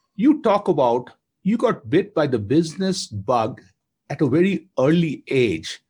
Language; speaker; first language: English; non-native, local second language; Bangla